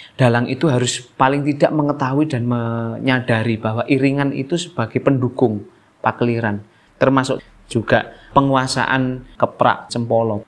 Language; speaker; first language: Indonesian; non-native, local second language; Javanese